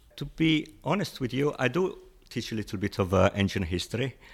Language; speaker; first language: English; non-native, fluent; Italian